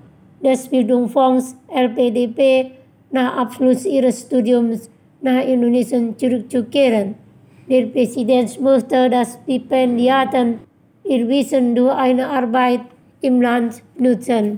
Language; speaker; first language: German; non-native, fluent; Indonesian